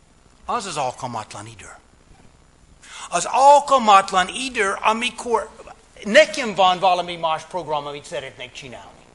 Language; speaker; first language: Hungarian; non-native, fluent; English